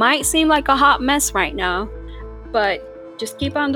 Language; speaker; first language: English; non-native, fluent; Spanish